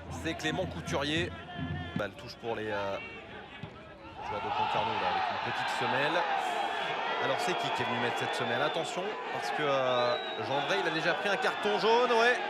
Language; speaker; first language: French; native; French